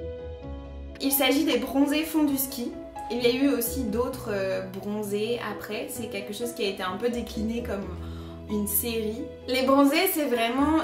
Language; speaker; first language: French; native; French